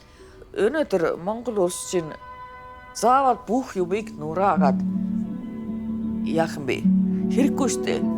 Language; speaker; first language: Mongolian; non-native, fluent; Finnish